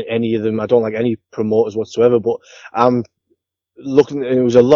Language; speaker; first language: English; native; English